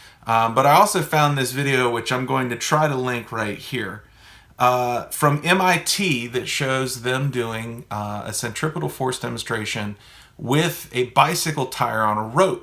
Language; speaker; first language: English; native; English